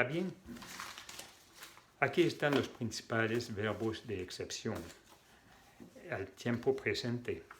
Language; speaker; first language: Spanish; non-native, fluent; French